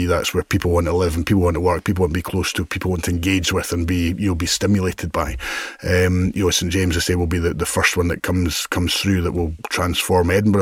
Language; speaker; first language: English; native; English